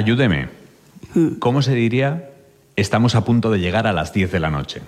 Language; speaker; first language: Spanish; native; Spanish